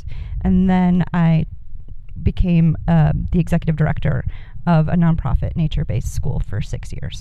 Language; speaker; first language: English; native; English